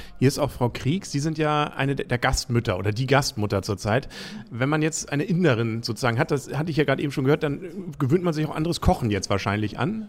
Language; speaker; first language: German; native; German